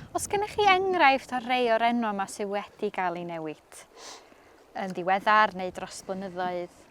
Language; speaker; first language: Welsh; non-native, local second language; English